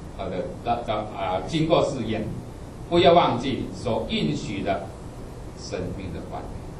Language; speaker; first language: Chinese; non-native, fluent; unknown